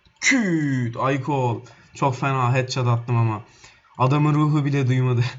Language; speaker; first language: Turkish; native; Turkish